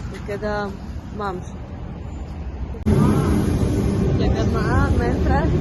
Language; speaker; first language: Arabic; non-native, learner; Russian